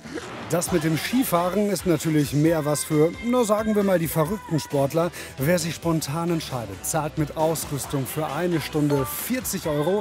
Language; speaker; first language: German; native; German